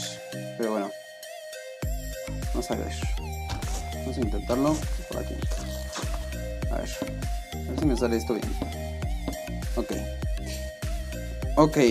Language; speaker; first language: Spanish; native; Spanish